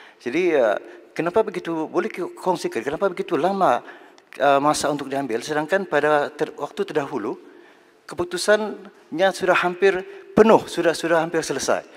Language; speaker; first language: Malay; native; Malay